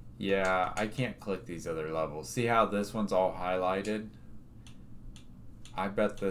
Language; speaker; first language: English; native; English